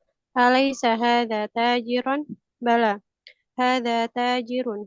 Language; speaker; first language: Arabic; non-native, learner; Indonesian